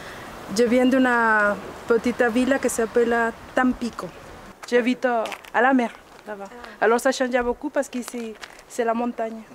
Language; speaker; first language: French; non-native, learner; Spanish